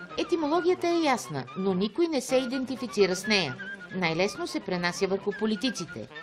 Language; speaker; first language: Bulgarian; native; Bulgarian